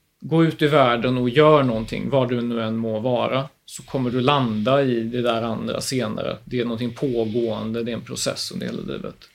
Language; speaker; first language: Swedish; native; Swedish